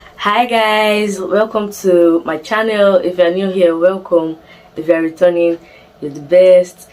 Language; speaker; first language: English; non-native, local second language; Igbo